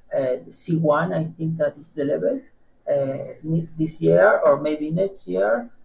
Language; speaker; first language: English; non-native, learner; Spanish